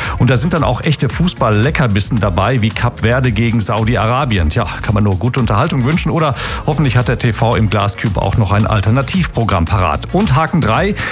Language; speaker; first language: German; native; German